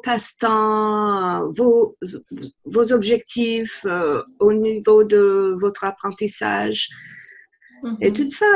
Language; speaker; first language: French; non-native, fluent; English